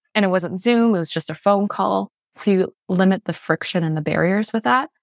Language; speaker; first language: English; non-native, fluent; Chinese